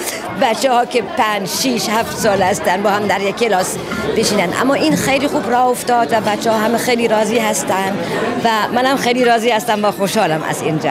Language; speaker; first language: Persian; early bilingual, heritage; Persian